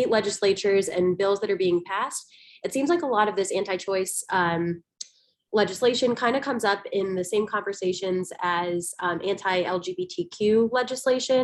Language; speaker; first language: English; native; English